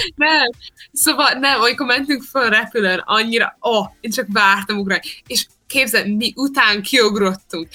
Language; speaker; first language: Hungarian; early bilingual, heritage; Hungarian